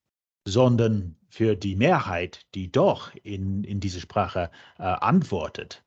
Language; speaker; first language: German; non-native, fluent; English